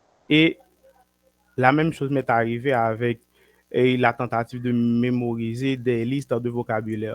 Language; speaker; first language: French; non-native, local second language; Haitian Creole